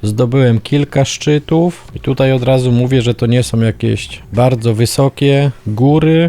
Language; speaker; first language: Polish; native; Polish